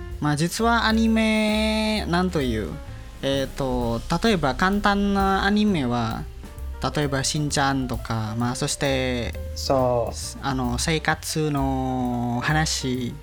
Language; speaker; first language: Japanese; non-native, learner; Indonesian